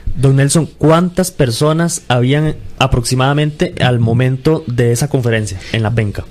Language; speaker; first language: Spanish; native; Spanish